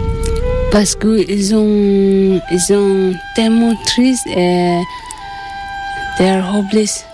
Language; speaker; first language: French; non-native, learner; Tibetan